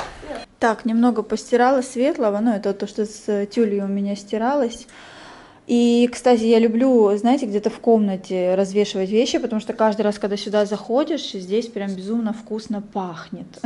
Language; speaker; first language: Russian; native; Russian